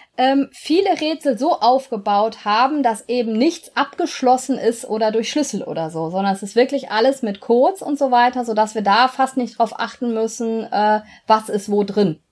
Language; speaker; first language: German; native; German